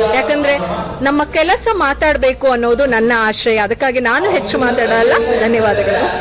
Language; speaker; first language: Kannada; non-native, local second language; Malayalam